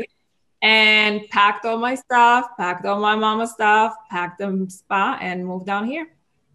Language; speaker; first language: English; non-native, fluent; Hebrew